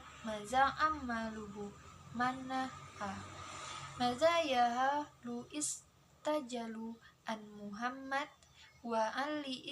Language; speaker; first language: Arabic; non-native, learner; Indonesian